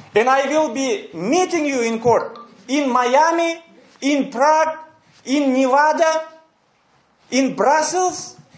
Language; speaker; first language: English; non-native, fluent; Kyrgyz